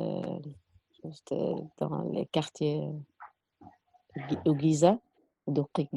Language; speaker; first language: French; non-native, learner; Arabic